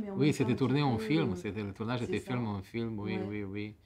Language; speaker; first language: French; non-native, fluent; Romanian